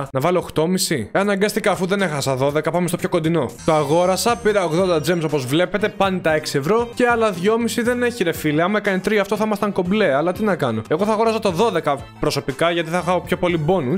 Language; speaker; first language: Greek; native; Greek